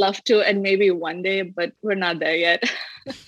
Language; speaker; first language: English; non-native, fluent; Tamil